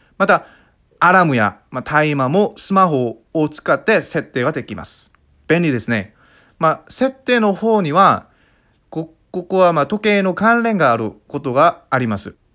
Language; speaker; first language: Japanese; non-native, fluent; Korean